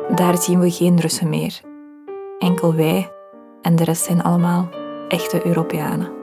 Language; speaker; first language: Dutch; early bilingual, other home language; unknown